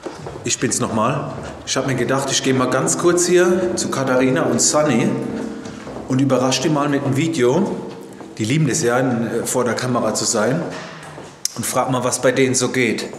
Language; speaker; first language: German; native; German